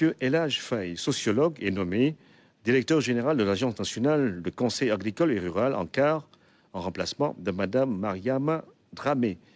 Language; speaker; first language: French; non-native, local second language; Wolof